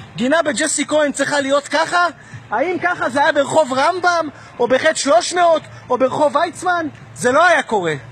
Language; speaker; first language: Hebrew; native; Hebrew